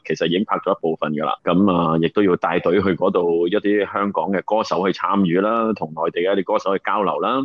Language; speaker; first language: Cantonese; native; Cantonese